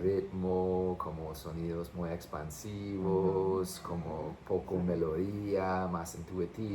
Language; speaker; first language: Spanish; non-native, fluent; English